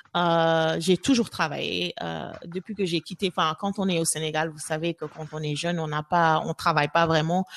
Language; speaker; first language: French; non-native, local second language; Wolof